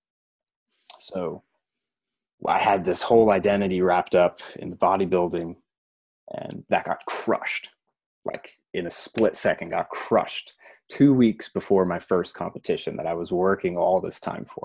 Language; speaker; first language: English; native; English